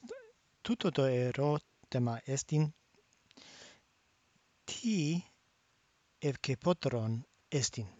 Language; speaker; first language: Greek; non-native, fluent; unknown